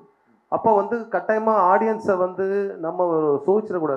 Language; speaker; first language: Tamil; native; Tamil